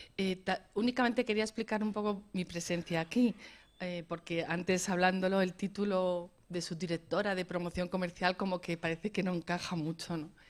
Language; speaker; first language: Spanish; native; Spanish